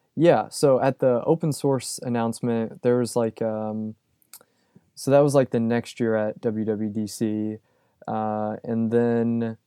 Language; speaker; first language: English; native; English